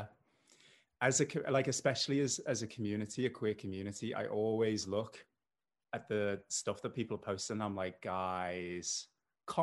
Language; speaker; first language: English; native; English